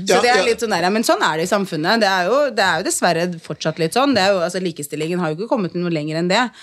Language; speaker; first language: Norwegian; early bilingual, other home language; Arabic